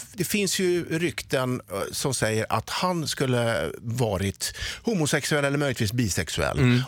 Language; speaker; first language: Swedish; native; Swedish